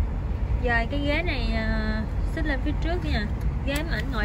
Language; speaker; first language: Vietnamese; native; Vietnamese